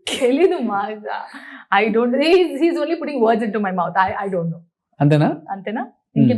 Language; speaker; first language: Telugu; non-native, learner; Kannada